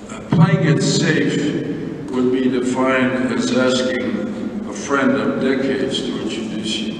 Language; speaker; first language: English; native; English